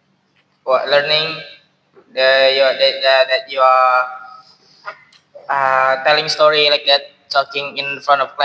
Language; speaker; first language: English; non-native, learner; Indonesian